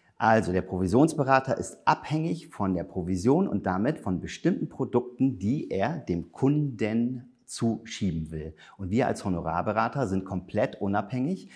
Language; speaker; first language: German; native; German